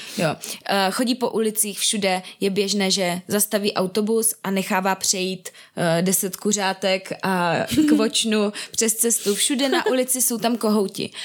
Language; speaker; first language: Czech; native; Czech